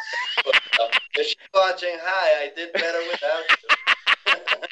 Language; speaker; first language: English; non-native, fluent; Spanish